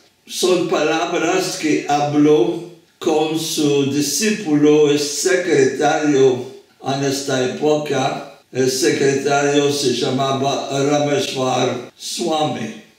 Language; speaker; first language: Spanish; non-native, fluent; French